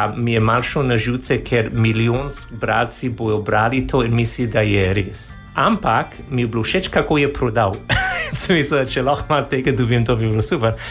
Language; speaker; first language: Slovenian; non-native, fluent; English